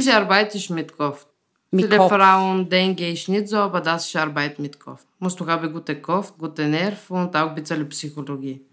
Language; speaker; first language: German; non-native, learner; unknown